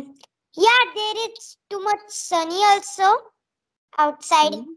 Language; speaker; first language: English; non-native, learner; Marathi